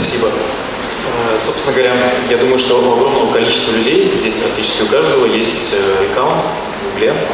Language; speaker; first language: Russian; native; Russian